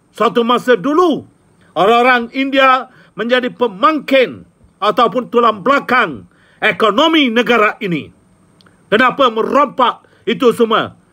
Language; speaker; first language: Malay; non-native, local second language; Tamil